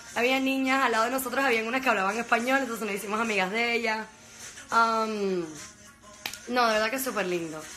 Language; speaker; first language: Spanish; early bilingual, heritage; Spanish